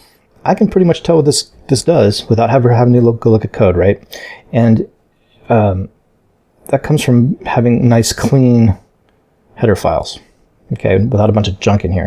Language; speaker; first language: English; native; English